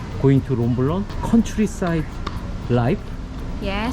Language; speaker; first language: English; non-native, learner; Korean